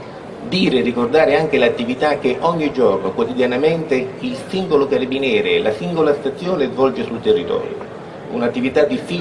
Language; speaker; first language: Italian; native; Italian